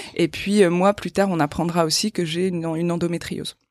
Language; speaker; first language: French; native; French